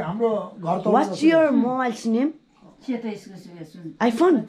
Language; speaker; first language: English; non-native, learner; Nepali